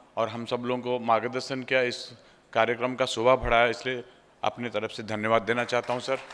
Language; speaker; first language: Hindi; non-native, local second language; Odia